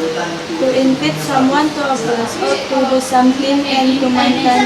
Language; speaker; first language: English; non-native, learner; Indonesian